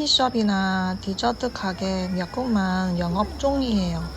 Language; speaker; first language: Korean; non-native, fluent; Cantonese